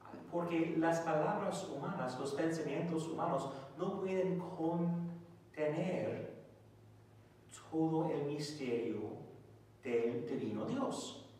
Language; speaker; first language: Spanish; non-native, fluent; English